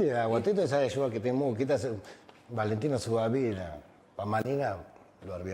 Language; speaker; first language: Indonesian; non-native, fluent; Spanish